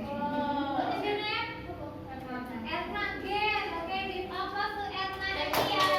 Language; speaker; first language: English; non-native, learner; Indonesian